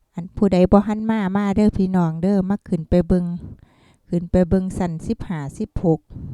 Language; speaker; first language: Thai; native; Thai